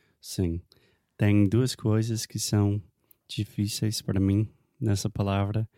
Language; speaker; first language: Portuguese; non-native, fluent; English